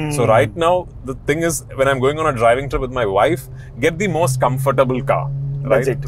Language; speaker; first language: English; non-native, local second language; Malayalam